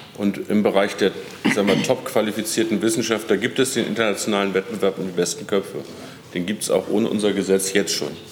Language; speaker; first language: German; native; German